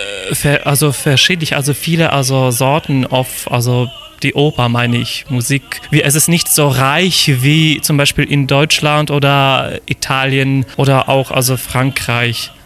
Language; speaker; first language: German; non-native, fluent; Polish